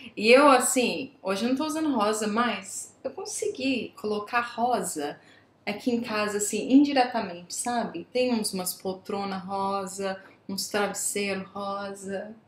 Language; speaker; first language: Portuguese; native; Portuguese